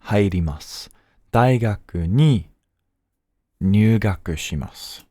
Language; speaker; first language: Japanese; non-native, learner; English